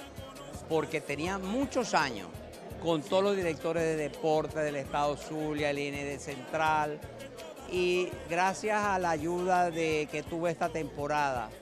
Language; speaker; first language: Spanish; native; Spanish